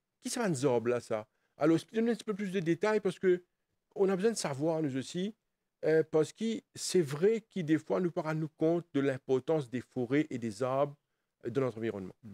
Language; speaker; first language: French; non-native, local second language; Morisyen